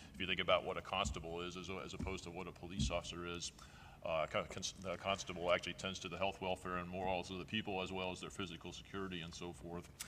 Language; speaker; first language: English; native; English